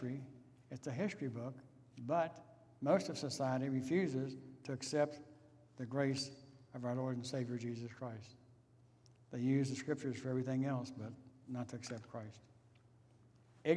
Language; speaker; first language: English; native; English